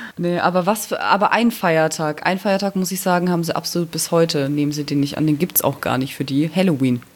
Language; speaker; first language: German; early bilingual, other home language; Russian